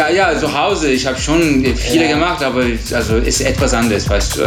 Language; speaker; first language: German; non-native, learner; Turkish